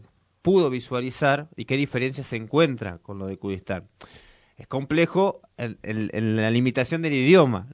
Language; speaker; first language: Spanish; native; Spanish